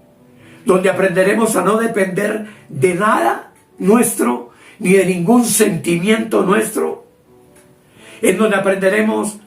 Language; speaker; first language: Spanish; native; Spanish